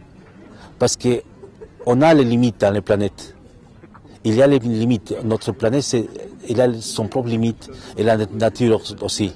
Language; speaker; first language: French; non-native, fluent; Spanish